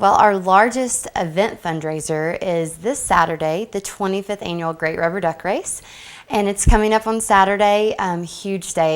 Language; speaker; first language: English; native; English